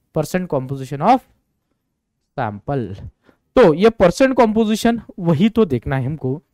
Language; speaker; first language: Hindi; non-native, local second language; Marathi